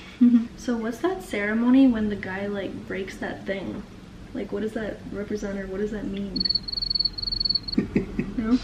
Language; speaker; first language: English; native; English